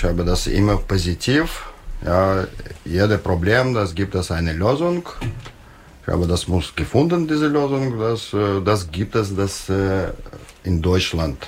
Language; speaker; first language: German; non-native, learner; Russian